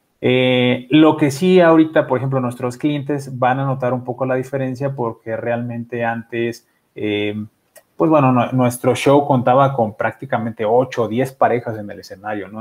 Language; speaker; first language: Spanish; native; Spanish